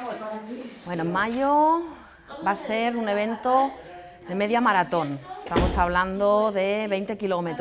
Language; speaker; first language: Spanish; non-native, local second language; Catalan